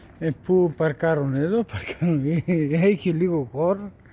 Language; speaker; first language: Greek; non-native, fluent; Bulgarian